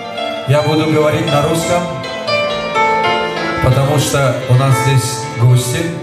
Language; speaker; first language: Russian; non-native, local second language; Tajik